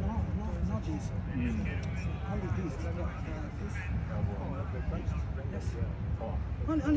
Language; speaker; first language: English; non-native, learner; Italian